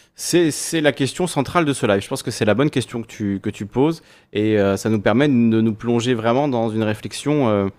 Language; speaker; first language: French; native; French